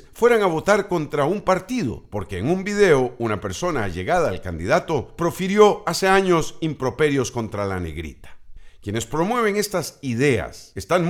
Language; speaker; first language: Spanish; native; Spanish